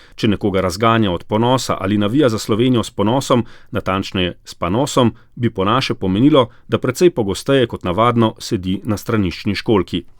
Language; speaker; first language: Slovenian; native; Slovenian